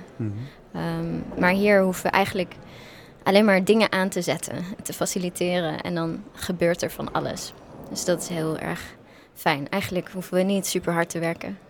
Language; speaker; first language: Dutch; native; Dutch